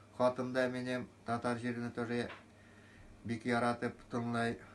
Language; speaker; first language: Tatar; non-native, local second language; Udmurt